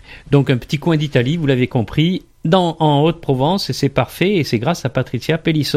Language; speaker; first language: French; native; French